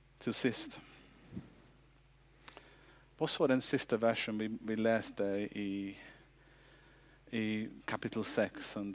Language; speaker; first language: Swedish; non-native, fluent; English